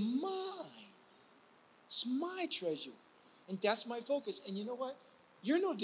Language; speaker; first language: English; native; English